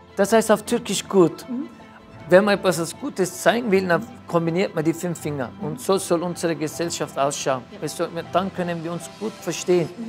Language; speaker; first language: German; non-native, fluent; Turkish